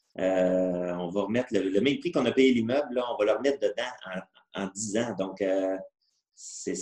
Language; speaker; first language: French; native; French